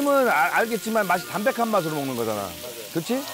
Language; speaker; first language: Korean; native; Korean